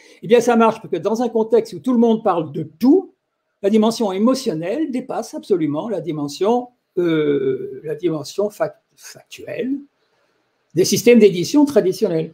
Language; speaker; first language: French; native; French